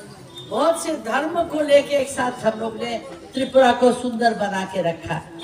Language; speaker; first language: Hindi; non-native, local second language; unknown